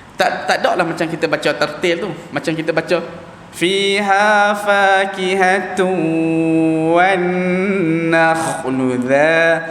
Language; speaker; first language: Malay; native; Malay